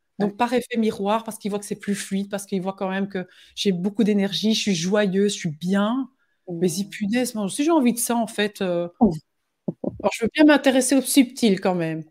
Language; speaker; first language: French; native; French